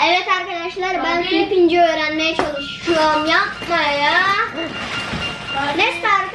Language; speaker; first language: Turkish; native; Turkish